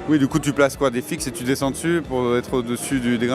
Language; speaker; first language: French; native; French